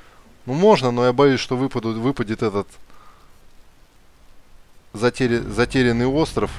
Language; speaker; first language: Russian; native; Russian